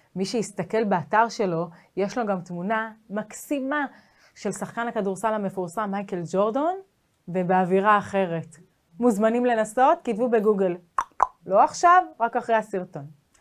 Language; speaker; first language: Hebrew; native; Hebrew